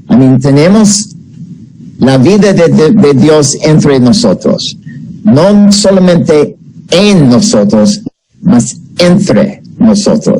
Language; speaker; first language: Spanish; non-native, fluent; English